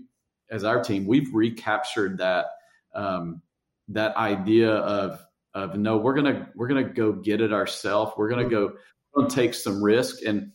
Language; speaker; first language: English; native; English